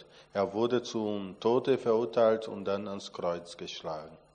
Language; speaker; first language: German; non-native, fluent; Portuguese